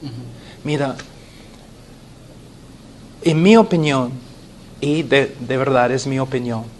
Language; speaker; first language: Spanish; non-native, fluent; English